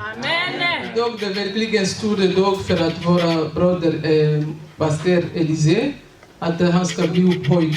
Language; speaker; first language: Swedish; non-native, learner; Swahili